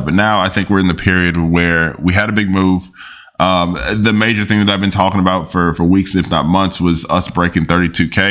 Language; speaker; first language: English; native; English